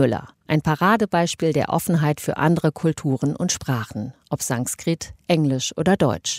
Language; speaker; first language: German; native; German